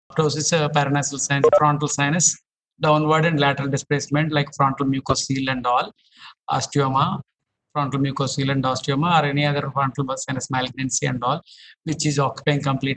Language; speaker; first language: English; non-native, local second language; Telugu